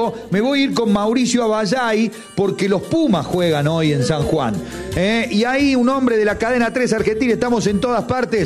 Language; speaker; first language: Spanish; native; Spanish